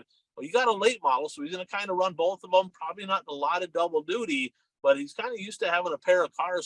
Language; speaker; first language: English; native; English